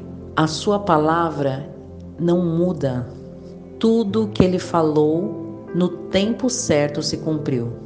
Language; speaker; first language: Portuguese; native; Portuguese